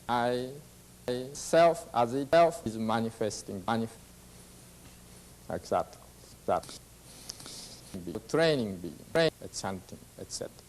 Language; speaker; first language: English; non-native, learner; Japanese